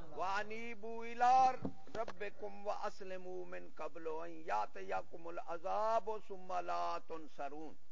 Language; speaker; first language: Urdu; non-native, local second language; Punjabi